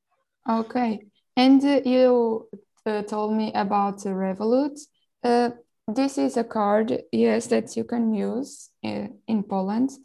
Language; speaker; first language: English; non-native, local second language; Portuguese